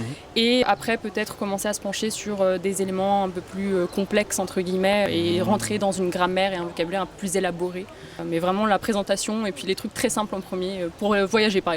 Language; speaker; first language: French; native; French